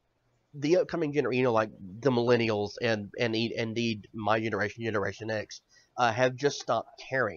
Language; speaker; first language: English; native; English